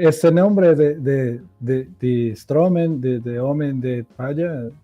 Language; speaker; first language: Spanish; non-native, learner; Portuguese